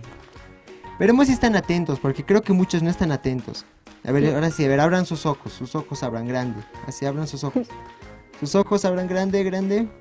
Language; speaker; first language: Spanish; native; Spanish